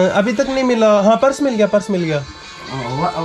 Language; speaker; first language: Hindi; native; Hindi